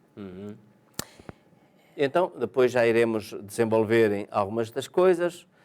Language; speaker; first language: Portuguese; native; Portuguese